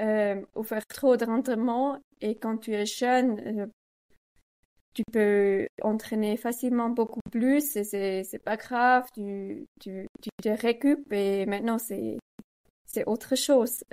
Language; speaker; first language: French; non-native, learner; Swiss German